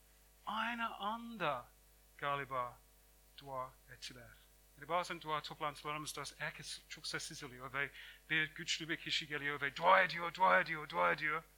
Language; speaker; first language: Turkish; non-native, fluent; English